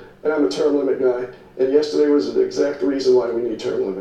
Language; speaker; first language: English; native; English